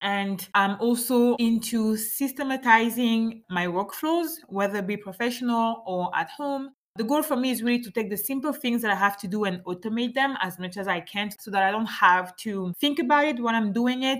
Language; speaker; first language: English; non-native, fluent; French